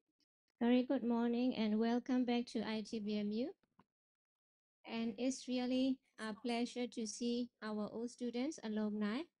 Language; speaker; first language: English; non-native, fluent; Burmese